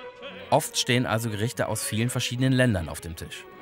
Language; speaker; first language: German; native; German